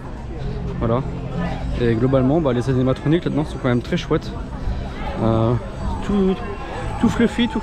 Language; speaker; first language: French; native; French